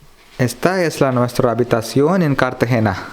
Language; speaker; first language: Spanish; non-native, learner; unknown